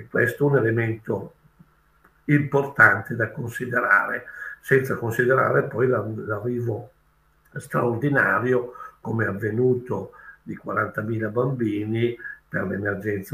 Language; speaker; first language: Italian; native; Italian